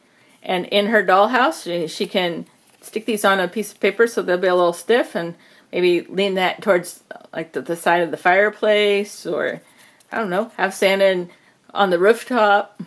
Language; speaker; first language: English; native; English